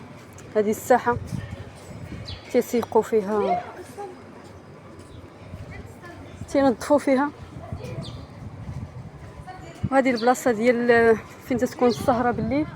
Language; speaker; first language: Arabic; native; Arabic